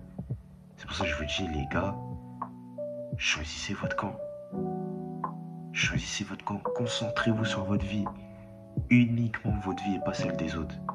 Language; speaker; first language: French; native; French